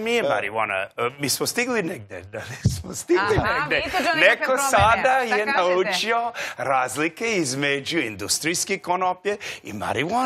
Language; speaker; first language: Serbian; non-native, learner; English